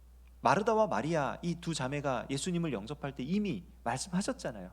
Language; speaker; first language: Korean; native; Korean